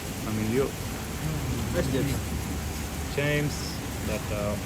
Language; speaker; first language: Indonesian; non-native, learner; English